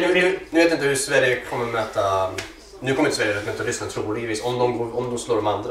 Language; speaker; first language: Swedish; native; Swedish